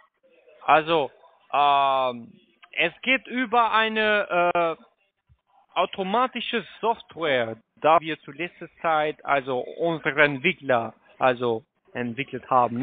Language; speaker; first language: German; non-native, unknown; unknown